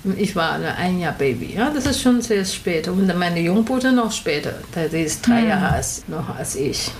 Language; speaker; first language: German; non-native, learner; Chinese